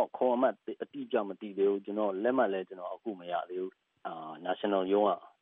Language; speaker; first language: Burmese; non-native, local second language; Tedim Chin